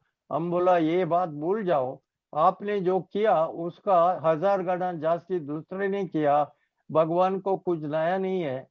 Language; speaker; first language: Hindi; non-native, local second language; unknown